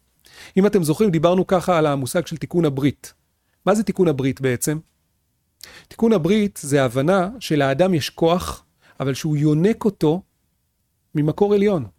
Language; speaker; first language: Hebrew; native; Hebrew